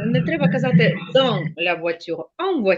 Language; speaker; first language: French; non-native, fluent; Ukrainian